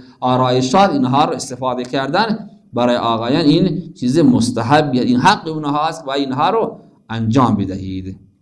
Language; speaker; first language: Persian; native; Persian